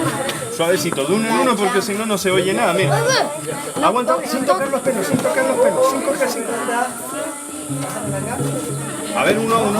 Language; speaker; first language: Spanish; native; Spanish